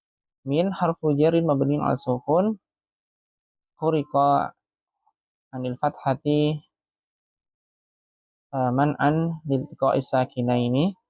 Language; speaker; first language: Arabic; non-native, fluent; Indonesian